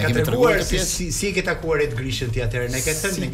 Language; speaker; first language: Albanian; native; Albanian